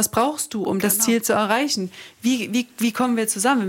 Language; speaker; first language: German; native; German